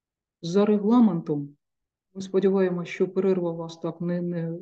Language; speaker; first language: Ukrainian; native; Ukrainian